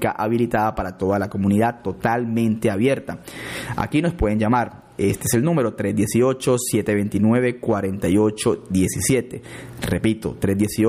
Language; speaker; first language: Spanish; non-native, local second language; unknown